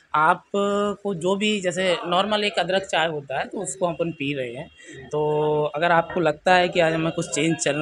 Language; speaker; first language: Hindi; native; Hindi